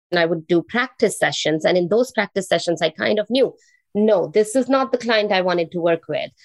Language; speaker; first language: English; non-native, local second language; Hindi